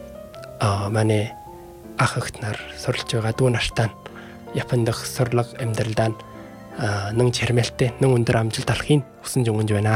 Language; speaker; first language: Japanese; non-native, learner; Mongolian